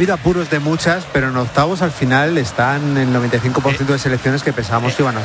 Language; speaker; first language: Spanish; native; Spanish